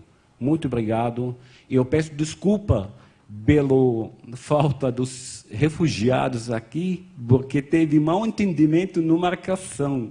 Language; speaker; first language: Portuguese; non-native, fluent; Arabic